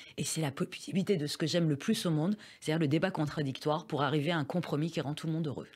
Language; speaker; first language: French; early bilingual, other home language; Persian